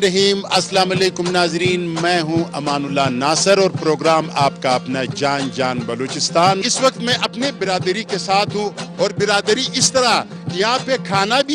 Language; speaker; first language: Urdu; non-native, local second language; Pashto